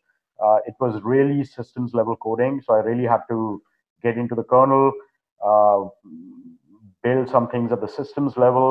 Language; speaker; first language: English; non-native, local second language; Hindi